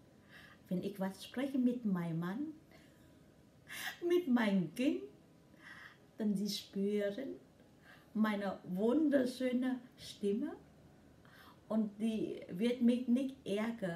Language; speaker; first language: German; non-native, learner; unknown